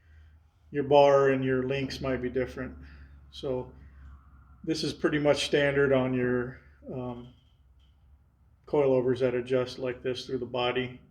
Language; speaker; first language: English; native; English